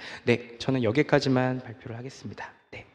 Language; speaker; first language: Korean; native; Korean